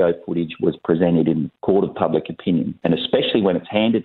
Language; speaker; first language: English; native; English